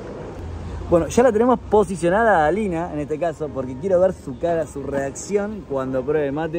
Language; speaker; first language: Spanish; native; Spanish